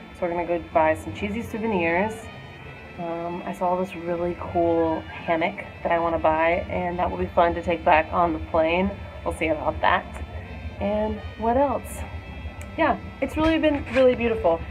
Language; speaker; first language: English; native; English